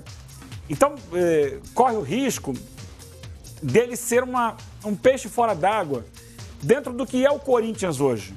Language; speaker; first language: Portuguese; native; Portuguese